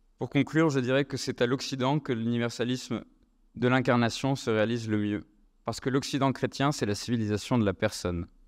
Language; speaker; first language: French; native; French